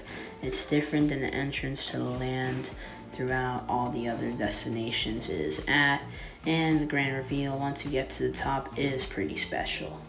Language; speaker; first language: English; native; English